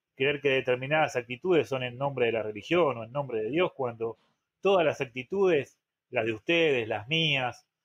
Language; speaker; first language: Spanish; native; Spanish